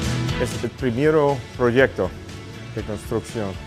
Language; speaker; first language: Spanish; non-native, learner; English